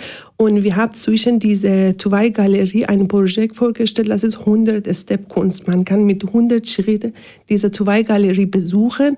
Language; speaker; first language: German; non-native, fluent; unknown